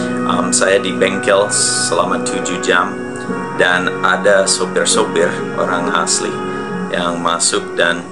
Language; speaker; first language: Indonesian; non-native, fluent; English